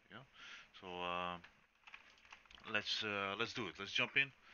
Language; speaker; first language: English; non-native, fluent; Dutch